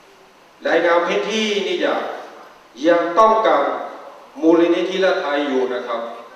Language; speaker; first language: Thai; non-native, fluent; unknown